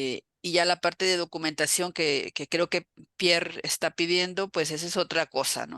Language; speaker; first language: Spanish; native; Spanish